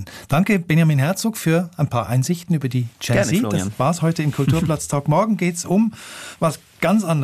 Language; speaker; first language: German; native; German